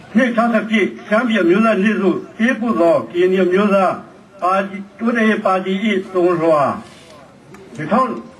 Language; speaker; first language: Burmese; non-native, local second language; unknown